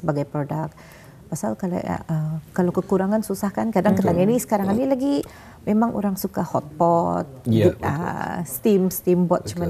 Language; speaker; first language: Malay; native; Malay